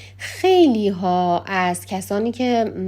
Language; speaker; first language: Persian; native; Persian